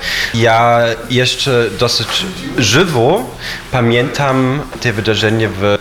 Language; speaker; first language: Polish; non-native, fluent; German